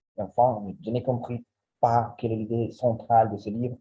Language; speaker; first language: French; non-native, learner; Spanish